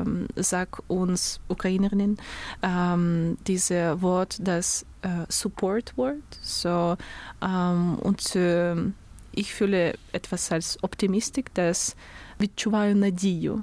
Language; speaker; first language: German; non-native, learner; Russian